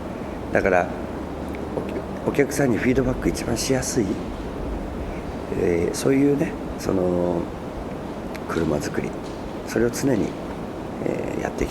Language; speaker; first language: Japanese; native; Japanese